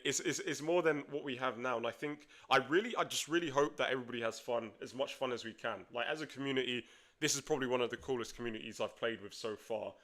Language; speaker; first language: English; native; English